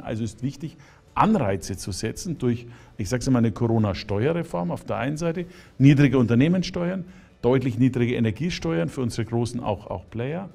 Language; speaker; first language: German; native; German